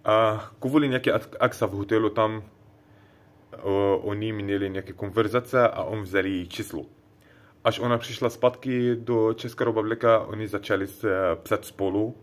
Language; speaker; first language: Czech; non-native, learner; Arabic